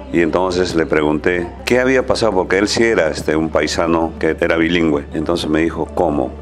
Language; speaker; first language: Spanish; non-native, local second language; Quechua